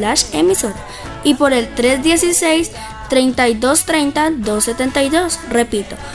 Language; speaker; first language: Spanish; native; Spanish